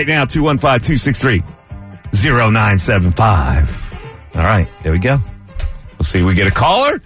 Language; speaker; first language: English; native; English